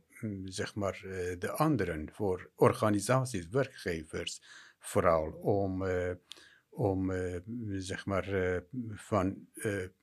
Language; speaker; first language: Dutch; non-native, fluent; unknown